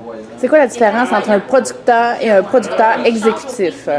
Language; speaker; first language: French; native; French